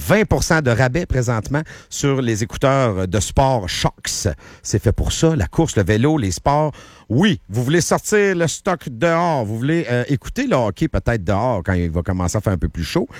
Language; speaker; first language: French; native; French